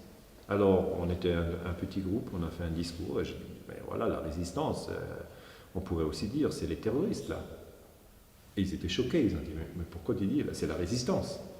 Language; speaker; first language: French; non-native, fluent; German